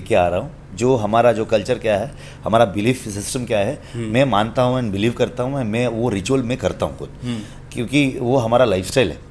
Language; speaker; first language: Hindi; non-native, local second language; Kannada